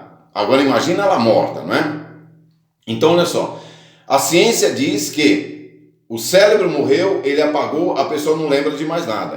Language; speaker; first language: Portuguese; native; Portuguese